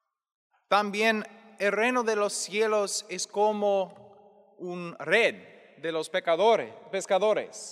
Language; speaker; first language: Spanish; non-native, fluent; English